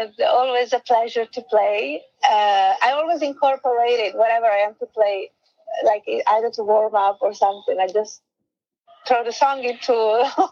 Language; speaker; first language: English; non-native, fluent; Italian